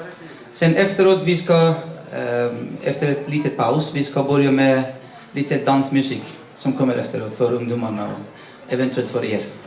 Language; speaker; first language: Swedish; non-native, learner; Persian